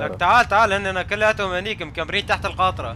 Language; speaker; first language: Arabic; native; Arabic